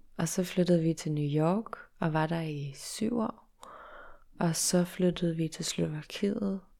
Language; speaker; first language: Danish; early bilingual, heritage; Danish